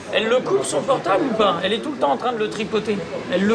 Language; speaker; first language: French; native; French